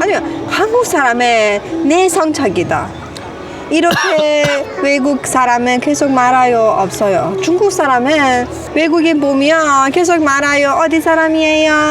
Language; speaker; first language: Korean; non-native, learner; Persian